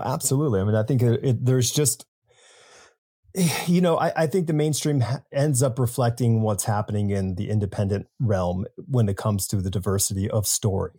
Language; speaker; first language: English; native; English